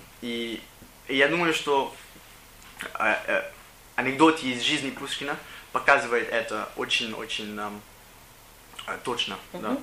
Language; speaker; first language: Russian; non-native, learner; English